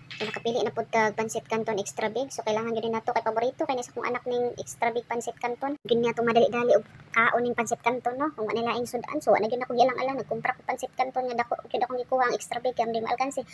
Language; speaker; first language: Cebuano; non-native, local second language; Hiligaynon